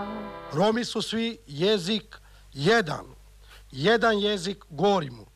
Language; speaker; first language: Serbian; non-native, local second language; Romany